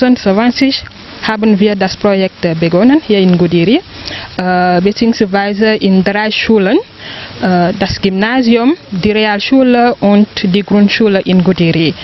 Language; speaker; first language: German; non-native, fluent; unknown